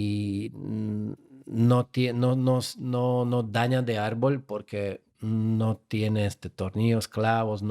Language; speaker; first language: Spanish; non-native, fluent; Slovak